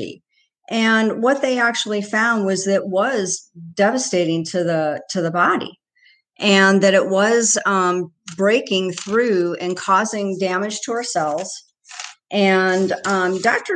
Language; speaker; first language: English; native; English